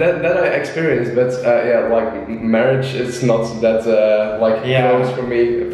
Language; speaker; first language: English; non-native, fluent; Dutch